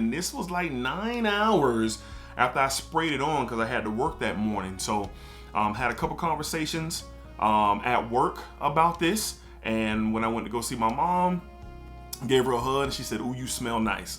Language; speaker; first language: English; native; English